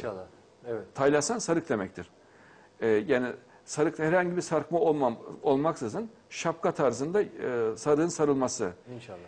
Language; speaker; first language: Turkish; native; Turkish